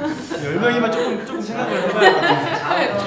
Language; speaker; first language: Korean; native; Korean